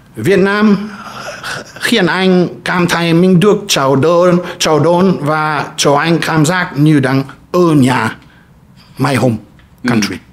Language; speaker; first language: Vietnamese; non-native, fluent; German